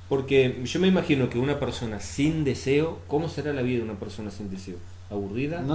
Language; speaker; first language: Spanish; native; Spanish